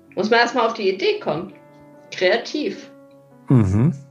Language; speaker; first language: German; native; German